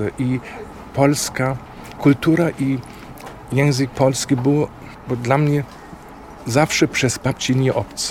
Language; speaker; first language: Polish; non-native, fluent; German